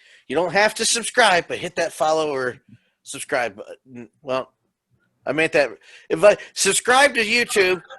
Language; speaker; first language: English; native; English